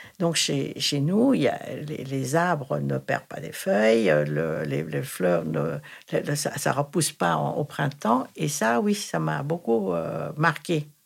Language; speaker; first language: French; non-native, fluent; Thai